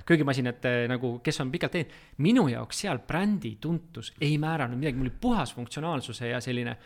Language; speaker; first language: Estonian; native; Estonian